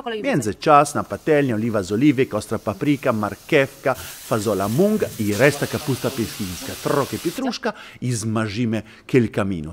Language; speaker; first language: Polish; non-native, learner; Italian